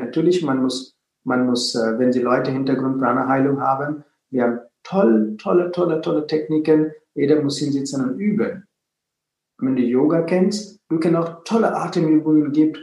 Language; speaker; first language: German; non-native, fluent; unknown